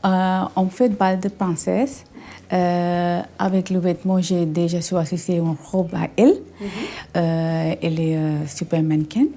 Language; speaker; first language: French; non-native, learner; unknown